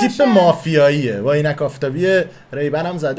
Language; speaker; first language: Persian; native; Persian